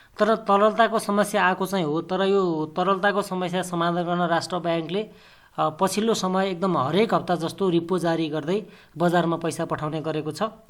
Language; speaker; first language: Nepali; native; Nepali